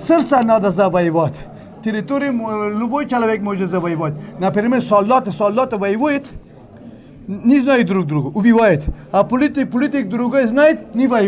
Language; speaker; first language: Russian; non-native, learner; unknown